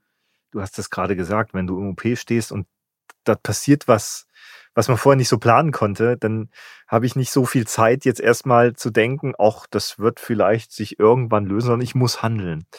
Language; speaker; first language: German; native; German